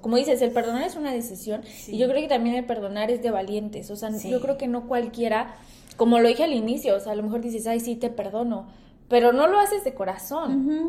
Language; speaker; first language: Spanish; native; Spanish